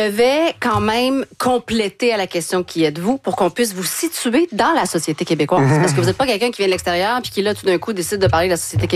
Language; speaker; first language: French; native; French